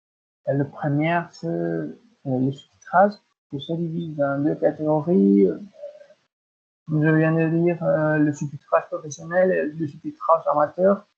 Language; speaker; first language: French; non-native, learner; Spanish